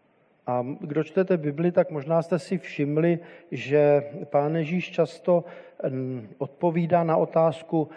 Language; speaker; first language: Czech; native; Czech